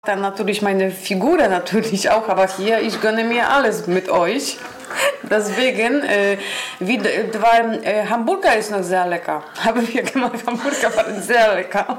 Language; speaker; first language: German; non-native, learner; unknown